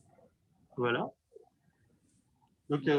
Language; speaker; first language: French; native; French